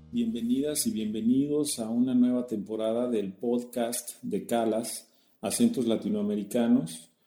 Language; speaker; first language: Spanish; native; Spanish